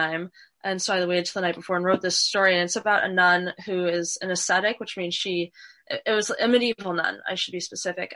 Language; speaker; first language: English; native; English